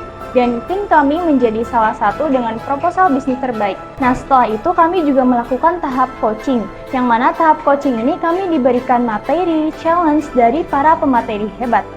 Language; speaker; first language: Indonesian; native; Indonesian